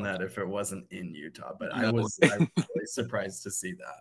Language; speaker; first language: English; native; English